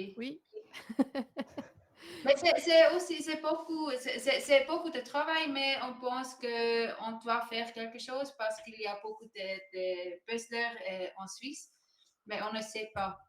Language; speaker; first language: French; non-native, learner; German